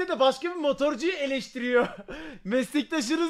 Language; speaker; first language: Turkish; native; Turkish